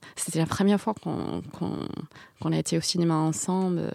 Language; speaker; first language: French; non-native, fluent; English